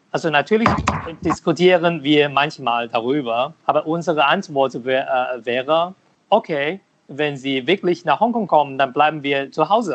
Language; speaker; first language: German; non-native, fluent; Cantonese